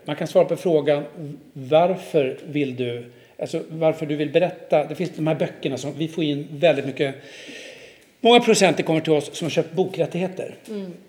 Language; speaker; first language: Swedish; native; Swedish